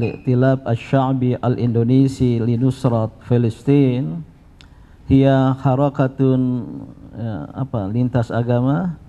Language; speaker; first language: Arabic; non-native, fluent; Indonesian